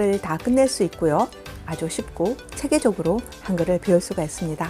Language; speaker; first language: Korean; native; Korean